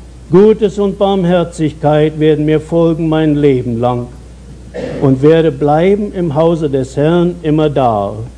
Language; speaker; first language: German; native; German